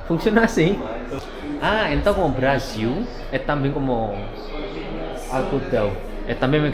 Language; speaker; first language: Portuguese; non-native, learner; Indonesian